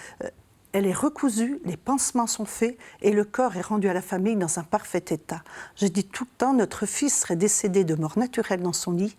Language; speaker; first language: French; native; French